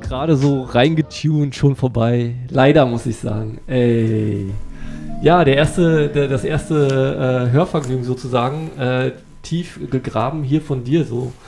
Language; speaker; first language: German; native; German